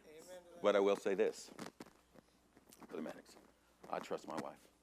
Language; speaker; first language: English; native; English